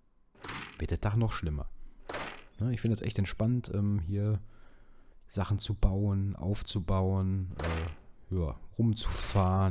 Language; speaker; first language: German; native; German